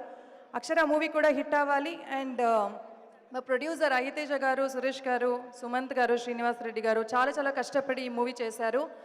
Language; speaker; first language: Telugu; non-native, fluent; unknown